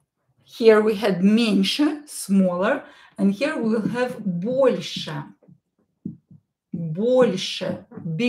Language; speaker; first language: English; non-native, fluent; Russian